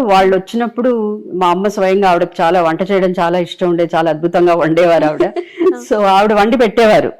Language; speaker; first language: Telugu; native; Telugu